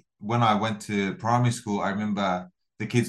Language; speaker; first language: English; early bilingual, other home language; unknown